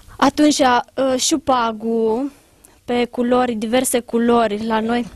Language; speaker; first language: Romanian; native; Romanian